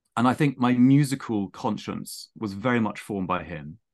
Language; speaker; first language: English; native; English